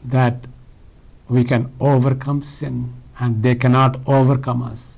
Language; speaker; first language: English; non-native, local second language; Telugu